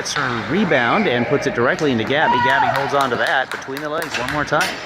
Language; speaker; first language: English; native; English